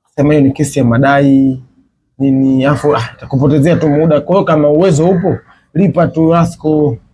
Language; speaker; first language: Swahili; native; Swahili